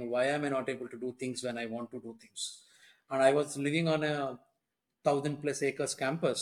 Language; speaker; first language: English; non-native, local second language; Telugu